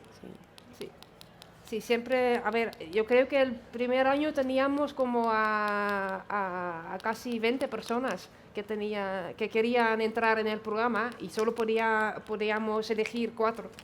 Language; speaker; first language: Spanish; non-native, fluent; Dutch